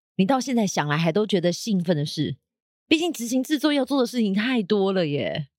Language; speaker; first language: Chinese; native; Chinese